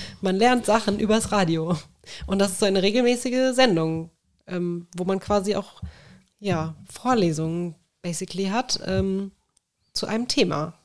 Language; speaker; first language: German; native; German